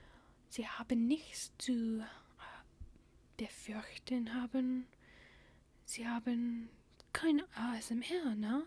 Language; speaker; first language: German; non-native, learner; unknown